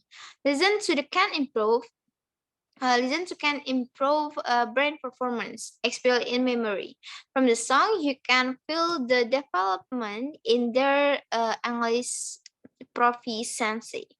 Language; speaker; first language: English; non-native, learner; Indonesian